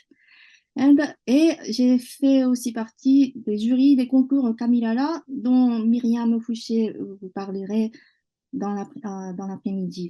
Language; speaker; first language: French; non-native, fluent; Japanese